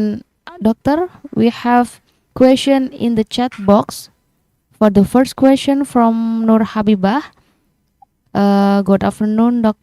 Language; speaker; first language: English; non-native, learner; Indonesian